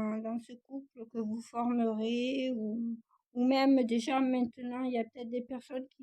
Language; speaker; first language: French; native; French